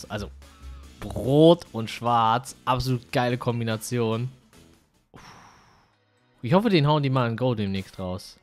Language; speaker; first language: German; native; German